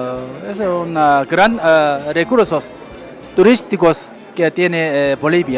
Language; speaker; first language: Spanish; non-native, fluent; Korean